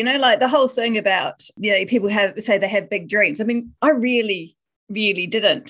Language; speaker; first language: English; native; English